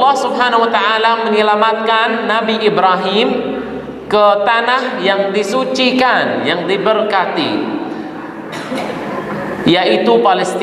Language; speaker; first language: Indonesian; non-native, fluent; Arabic